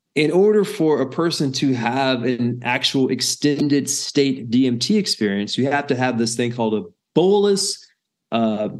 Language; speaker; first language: English; native; English